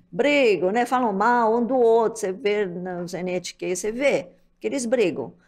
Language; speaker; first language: Portuguese; early bilingual, other home language; Japanese